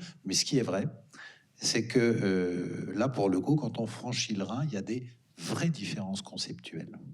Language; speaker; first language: French; native; French